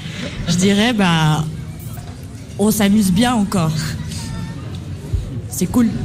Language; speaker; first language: French; native; French